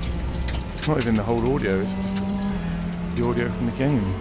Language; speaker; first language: English; native; English